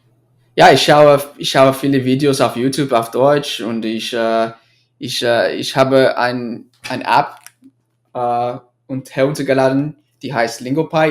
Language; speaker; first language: German; non-native, fluent; English